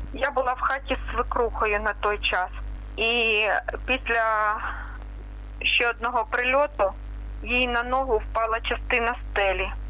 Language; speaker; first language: Ukrainian; non-native, local second language; Russian